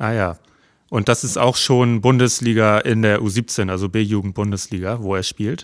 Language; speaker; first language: German; native; German